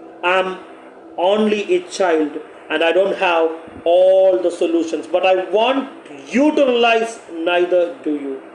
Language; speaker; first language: English; non-native, local second language; Malayalam